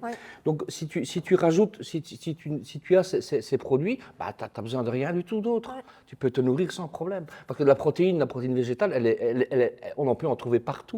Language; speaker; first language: French; native; French